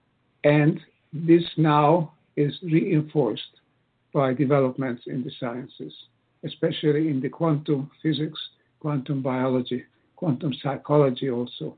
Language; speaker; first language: English; non-native, fluent; Hungarian